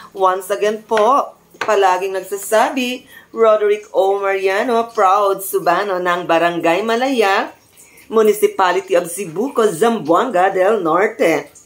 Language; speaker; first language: Filipino; non-native, local second language; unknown